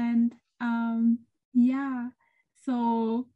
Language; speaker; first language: English; non-native, learner; Vietnamese